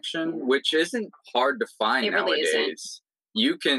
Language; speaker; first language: English; native; English